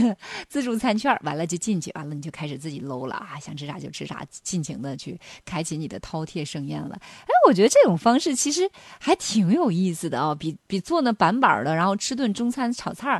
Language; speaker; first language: Chinese; native; Chinese